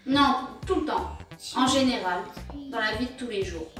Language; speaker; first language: French; native; French